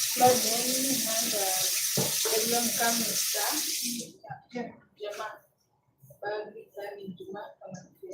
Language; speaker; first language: Arabic; non-native, learner; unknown